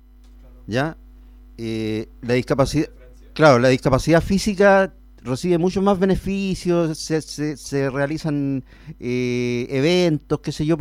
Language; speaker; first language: Spanish; native; Spanish